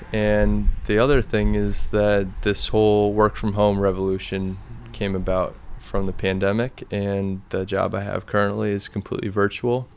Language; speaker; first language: English; native; English